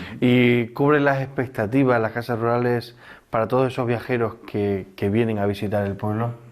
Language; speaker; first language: Spanish; native; Spanish